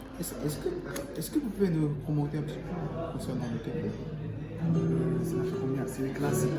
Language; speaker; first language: French; non-native, local second language; Arabic